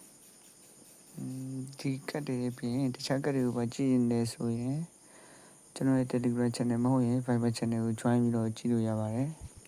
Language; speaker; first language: Burmese; native; Burmese